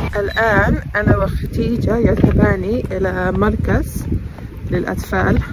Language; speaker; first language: Arabic; non-native, learner; English